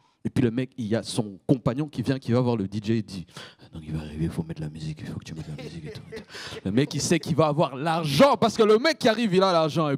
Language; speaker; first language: French; non-native, local second language; Kinyarwanda